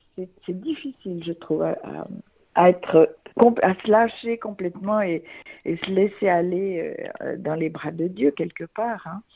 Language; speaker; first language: French; native; French